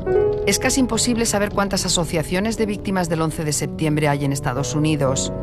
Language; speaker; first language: Spanish; native; Spanish